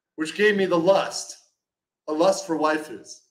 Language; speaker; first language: English; native; English